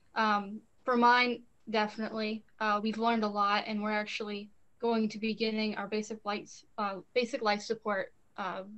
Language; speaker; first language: English; native; English